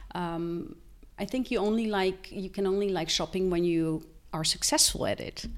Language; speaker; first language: English; non-native, fluent; Dutch